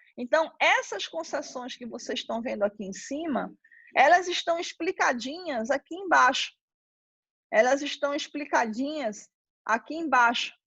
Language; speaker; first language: Portuguese; native; Portuguese